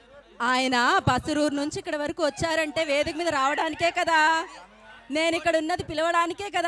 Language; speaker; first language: Telugu; native; Telugu